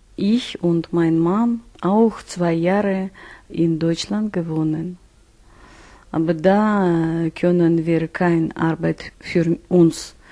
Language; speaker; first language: German; early bilingual, heritage; Russian